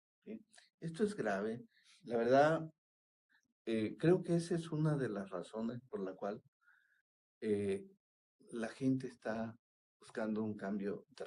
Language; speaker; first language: Spanish; native; Spanish